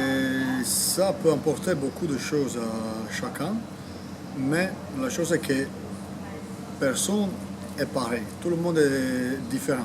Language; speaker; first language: French; non-native, fluent; Croatian